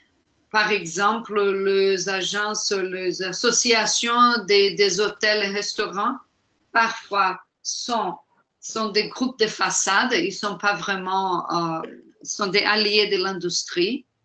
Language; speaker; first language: French; non-native, fluent; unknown